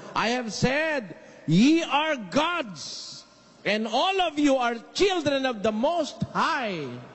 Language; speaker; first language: English; non-native, local second language; Filipino